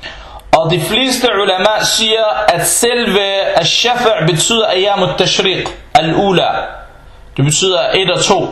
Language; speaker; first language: Danish; non-native, fluent; Arabic